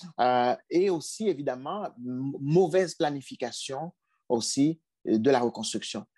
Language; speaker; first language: French; non-native, local second language; Haitian Creole